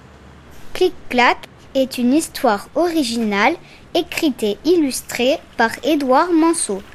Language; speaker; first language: French; native; French